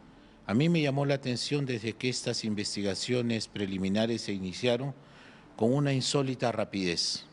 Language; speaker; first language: Spanish; native; Spanish